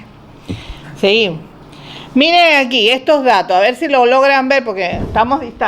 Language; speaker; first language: Spanish; native; Spanish